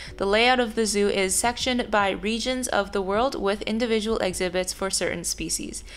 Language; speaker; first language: English; non-native, fluent; Chinese